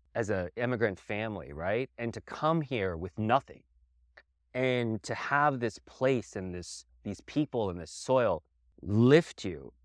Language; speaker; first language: English; native; English